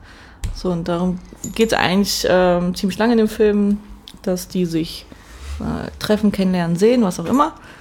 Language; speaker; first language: German; native; German